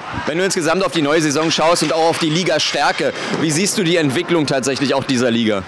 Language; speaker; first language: German; native; German